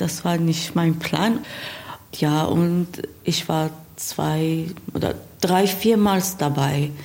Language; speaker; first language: German; non-native, learner; Persian